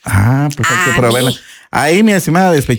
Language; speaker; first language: Spanish; native; Spanish